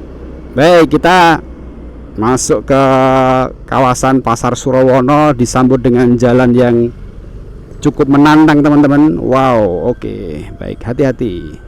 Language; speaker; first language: Indonesian; non-native, local second language; Javanese